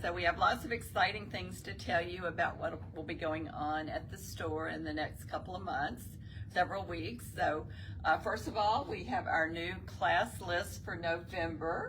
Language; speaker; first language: English; native; English